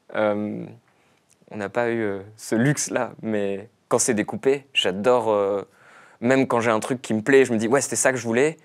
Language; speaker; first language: French; native; French